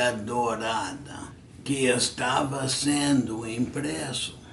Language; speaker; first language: Portuguese; non-native, fluent; English